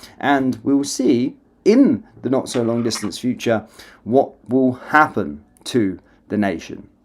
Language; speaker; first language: English; native; English